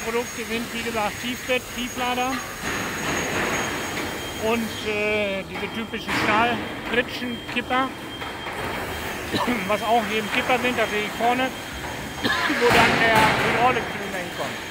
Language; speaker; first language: German; native; German